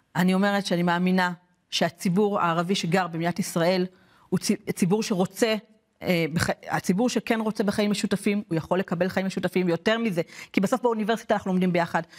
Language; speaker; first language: Hebrew; native; Hebrew